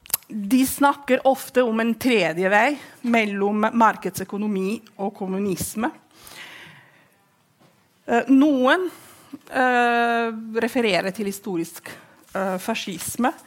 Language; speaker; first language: Norwegian; non-native, fluent; Italian